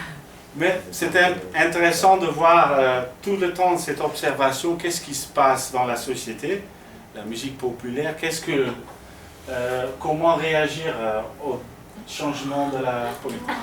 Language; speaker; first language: French; non-native, fluent; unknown